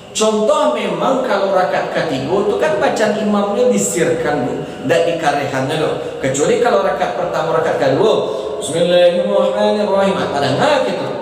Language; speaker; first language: Malay; non-native, local second language; Minangkabau